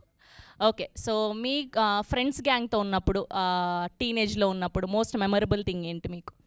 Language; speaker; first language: Telugu; native; Telugu